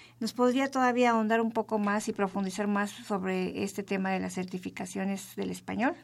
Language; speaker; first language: Spanish; native; Spanish